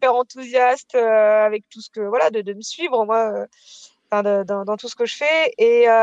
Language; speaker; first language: French; native; French